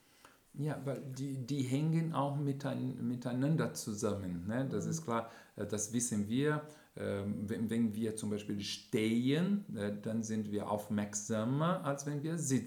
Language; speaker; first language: German; non-native, fluent; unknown